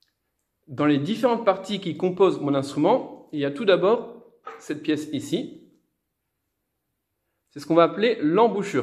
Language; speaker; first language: French; native; French